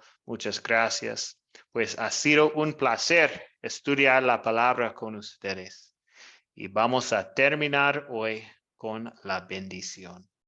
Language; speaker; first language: Spanish; non-native, fluent; English